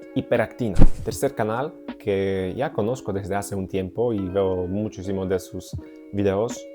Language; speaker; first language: Spanish; non-native, fluent; Polish